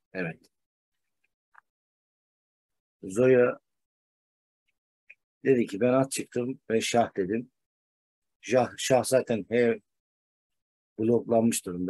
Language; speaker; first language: Turkish; native; Turkish